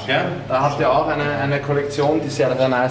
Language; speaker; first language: German; native; German